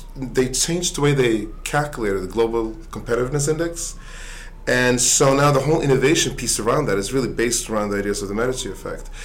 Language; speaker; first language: English; early bilingual, other home language; Swedish